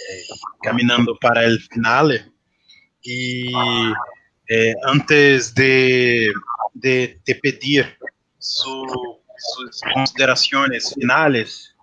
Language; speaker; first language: Spanish; non-native, learner; Portuguese